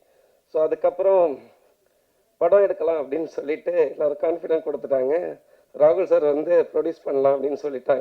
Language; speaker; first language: Tamil; native; Tamil